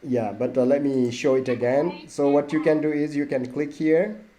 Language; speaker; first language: English; non-native, local second language; Nepali